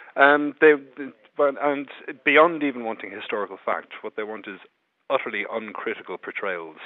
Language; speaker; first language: English; native; English